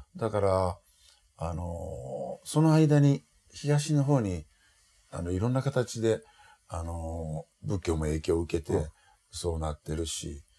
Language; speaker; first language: Japanese; native; Japanese